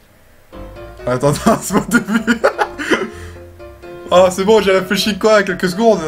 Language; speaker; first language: French; native; French